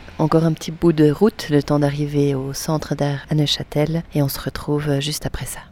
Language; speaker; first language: French; native; French